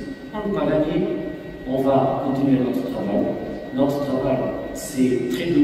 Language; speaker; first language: French; non-native, fluent; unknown